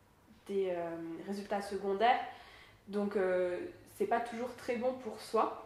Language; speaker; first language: French; native; French